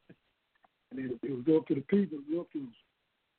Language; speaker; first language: English; native; English